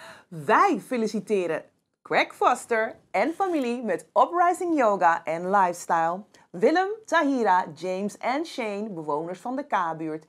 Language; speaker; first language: Dutch; native; Dutch